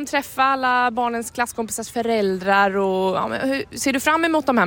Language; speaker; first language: Swedish; native; Swedish